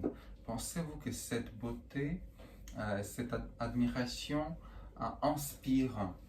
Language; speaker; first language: French; non-native, learner; Russian